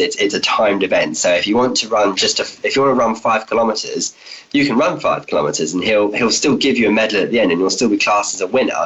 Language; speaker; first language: English; native; English